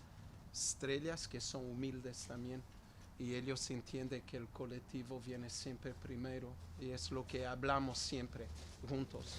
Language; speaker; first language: Spanish; non-native, fluent; Portuguese